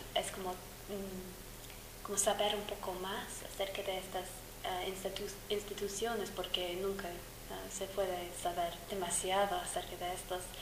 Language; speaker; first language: Spanish; non-native, fluent; English